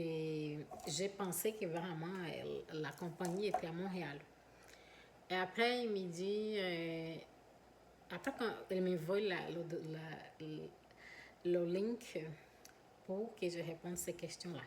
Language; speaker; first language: French; non-native, fluent; Portuguese